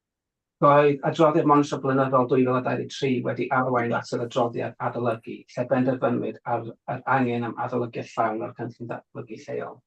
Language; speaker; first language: Welsh; native; Welsh